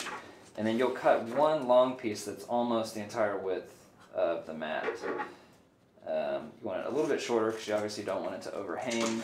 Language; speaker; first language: English; native; English